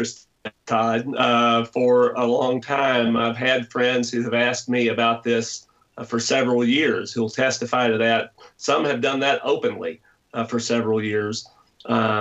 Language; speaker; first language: English; native; English